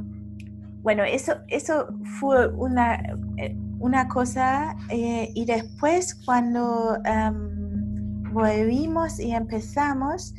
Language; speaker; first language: Spanish; non-native, fluent; German